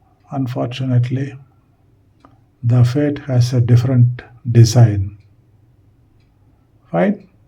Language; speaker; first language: English; non-native, local second language; Tamil